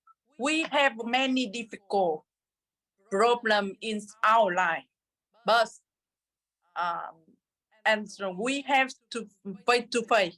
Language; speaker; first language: English; non-native, learner; Vietnamese